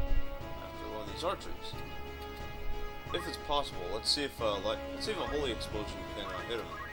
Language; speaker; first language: English; native; English